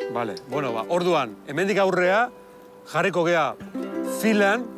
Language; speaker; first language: Basque; native; Basque